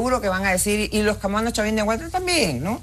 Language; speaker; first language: Spanish; native; Spanish